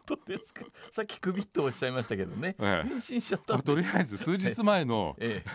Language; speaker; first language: Japanese; native; Japanese